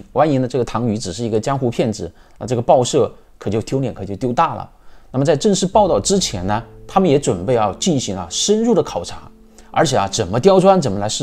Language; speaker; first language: Chinese; native; Chinese